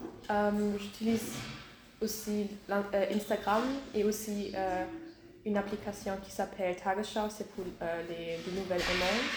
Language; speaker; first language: French; non-native, learner; German